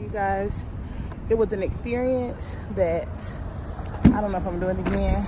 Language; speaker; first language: English; native; English